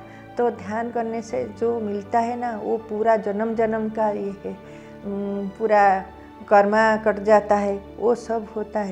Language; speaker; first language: Hindi; non-native, local second language; Odia